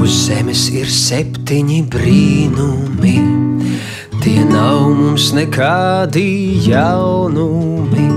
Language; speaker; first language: Latvian; native; Latvian